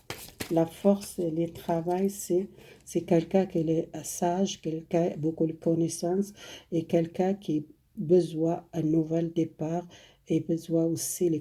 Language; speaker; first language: French; non-native, fluent; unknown